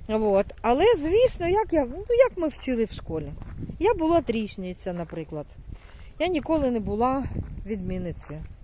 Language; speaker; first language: Ukrainian; non-native, local second language; Russian